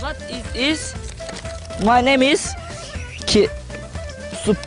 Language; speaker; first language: English; non-native, learner; Turkish